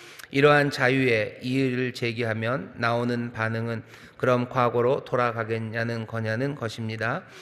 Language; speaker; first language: Korean; native; Korean